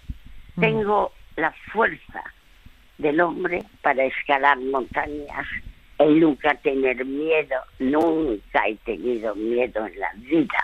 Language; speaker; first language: Spanish; early bilingual, other home language; French